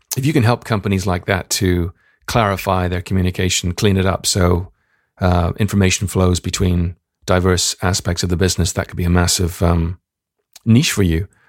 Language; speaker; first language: English; native; English